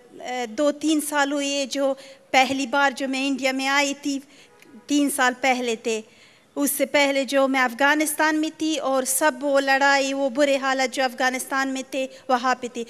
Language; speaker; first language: Hindi; non-native, learner; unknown